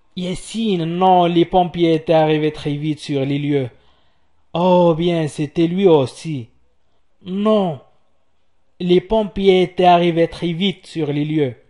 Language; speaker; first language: French; non-native, local second language; Arabic